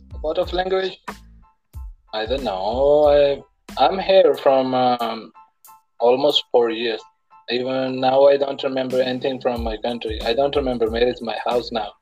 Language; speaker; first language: English; non-native, local second language; Punjabi